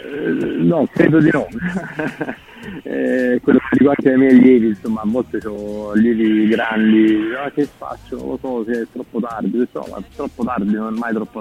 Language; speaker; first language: Italian; native; Italian